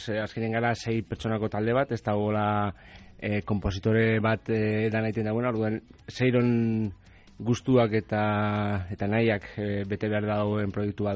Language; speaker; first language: Basque; native; Basque